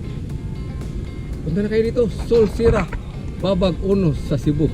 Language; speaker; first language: Filipino; non-native, local second language; Cebuano